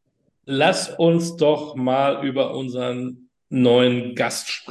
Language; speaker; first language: German; native; German